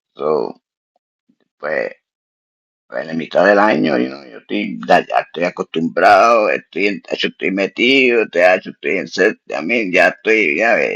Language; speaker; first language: Spanish; early bilingual, heritage; Spanish